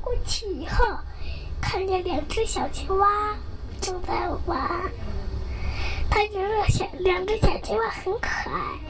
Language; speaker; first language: Chinese; native; Chinese